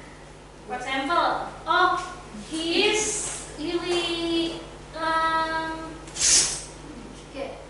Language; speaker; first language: English; non-native, fluent; Indonesian